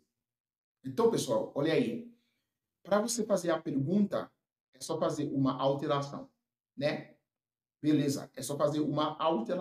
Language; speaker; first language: Portuguese; non-native, fluent; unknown